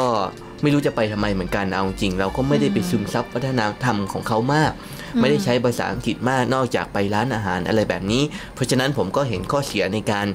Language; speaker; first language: Thai; native; Thai